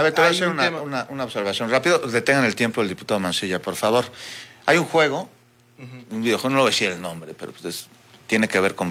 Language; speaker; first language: Spanish; native; Spanish